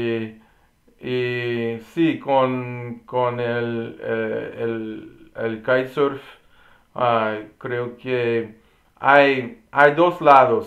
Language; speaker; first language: Spanish; non-native, learner; English